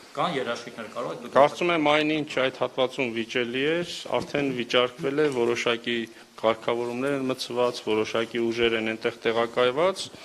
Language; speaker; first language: Armenian; native; Armenian